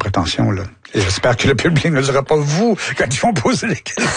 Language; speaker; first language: French; native; French